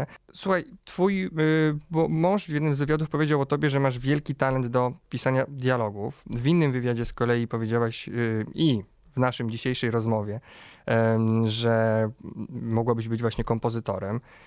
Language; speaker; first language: Polish; native; Polish